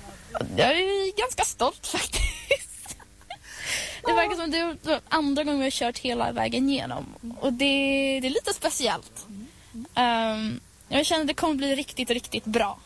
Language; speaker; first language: Swedish; native; Swedish